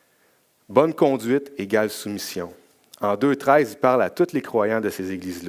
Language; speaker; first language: French; native; French